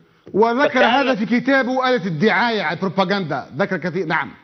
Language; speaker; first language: Arabic; native; Arabic